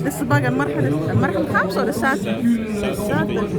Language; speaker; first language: Arabic; native; Arabic